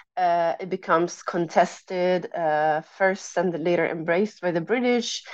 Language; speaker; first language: English; non-native, fluent; Italian